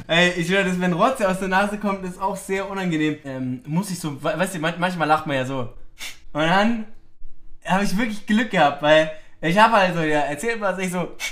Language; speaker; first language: German; native; German